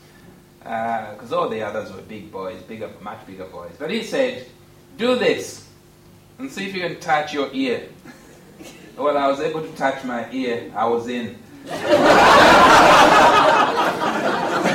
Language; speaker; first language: English; non-native, local second language; Bemba